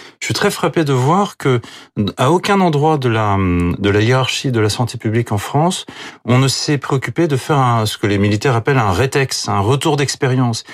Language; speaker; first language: French; native; French